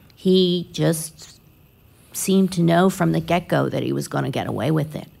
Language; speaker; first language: English; native; English